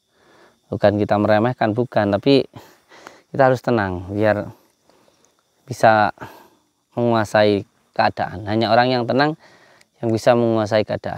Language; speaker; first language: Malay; non-native, local second language; Javanese